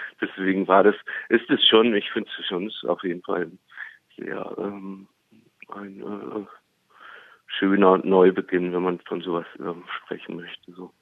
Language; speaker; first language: German; native; German